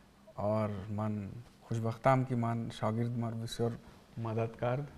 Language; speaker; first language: Persian; non-native, learner; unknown